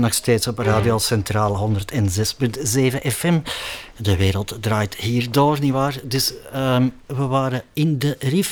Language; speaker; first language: Dutch; native; Dutch